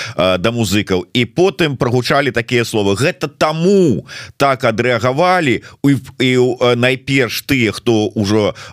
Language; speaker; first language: Belarusian; native; Belarusian